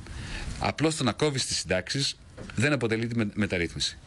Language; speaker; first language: Greek; native; Greek